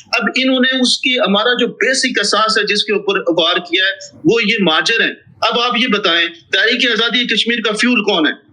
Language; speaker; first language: Urdu; non-native, local second language; Punjabi